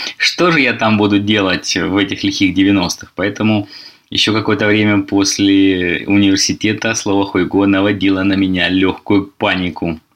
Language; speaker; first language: Russian; native; Russian